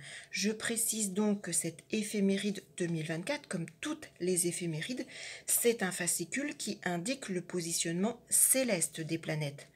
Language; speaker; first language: French; native; French